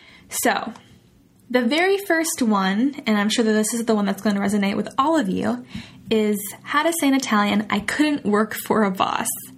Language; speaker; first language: English; native; English